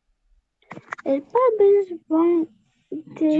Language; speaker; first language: French; non-native, learner; Russian